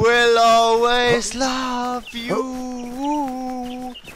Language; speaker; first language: English; non-native, learner; German